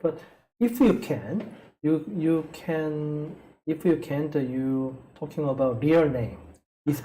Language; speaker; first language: English; non-native, learner; Korean